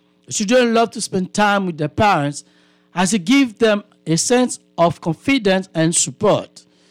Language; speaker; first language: English; non-native, fluent; Haitian Creole